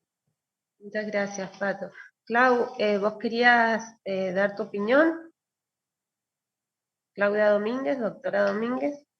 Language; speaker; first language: Spanish; native; Spanish